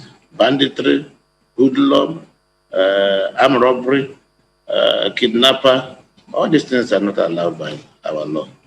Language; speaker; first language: English; non-native, local second language; Igbo